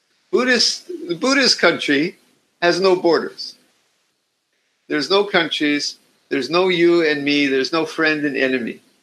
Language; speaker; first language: English; native; English